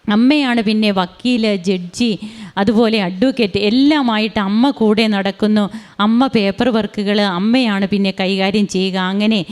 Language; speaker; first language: Malayalam; native; Malayalam